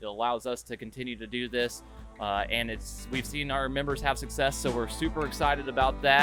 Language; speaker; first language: English; native; English